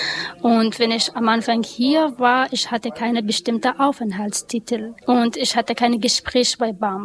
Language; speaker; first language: German; non-native, learner; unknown